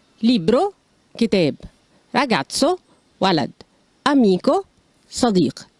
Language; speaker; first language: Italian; non-native, fluent; Arabic